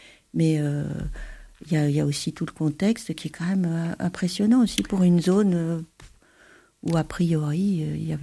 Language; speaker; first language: French; native; French